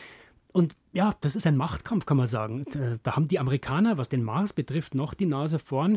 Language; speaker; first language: German; native; German